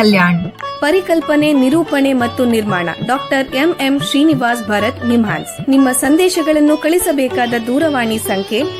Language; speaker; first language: Kannada; native; Kannada